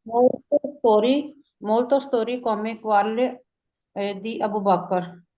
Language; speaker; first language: Italian; non-native, learner; Urdu